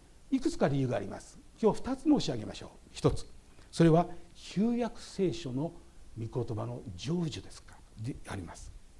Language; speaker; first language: Japanese; native; Japanese